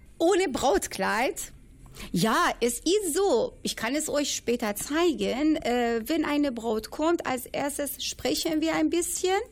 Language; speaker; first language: German; non-native, fluent; Persian